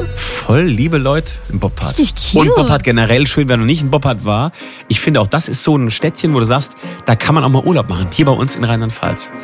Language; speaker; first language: German; native; German